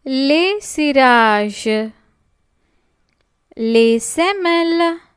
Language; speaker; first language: French; non-native, fluent; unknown